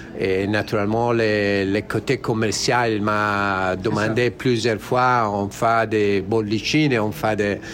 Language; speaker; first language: French; non-native, learner; Italian